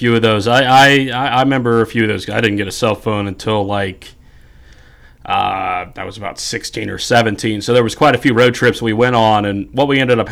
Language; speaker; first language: English; native; English